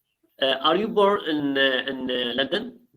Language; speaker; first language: English; non-native, learner; Arabic